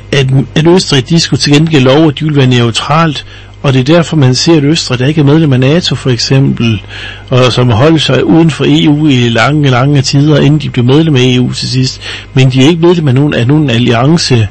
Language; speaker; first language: Danish; native; Danish